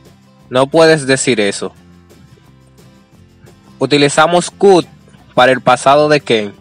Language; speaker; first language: Spanish; native; Spanish